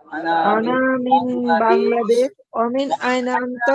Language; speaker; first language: Arabic; non-native, learner; Bangla